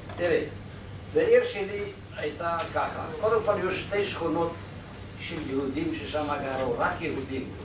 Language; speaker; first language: Hebrew; non-native, fluent; Polish